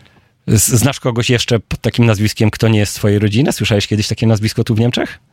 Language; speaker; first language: Polish; native; Polish